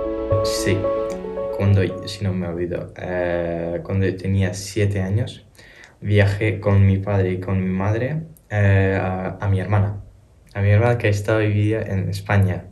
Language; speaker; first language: Spanish; early bilingual, other home language; Ukrainian